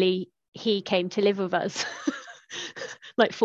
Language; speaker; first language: English; native; English